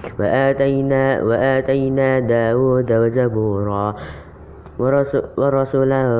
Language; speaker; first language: Arabic; non-native, learner; Indonesian